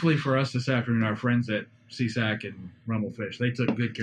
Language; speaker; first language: English; native; English